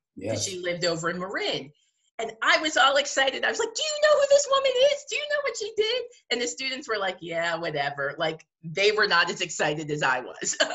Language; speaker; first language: English; native; English